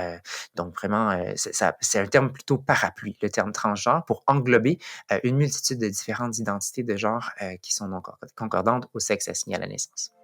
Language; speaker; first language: French; native; French